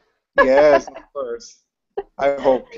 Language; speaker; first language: English; non-native, learner; Portuguese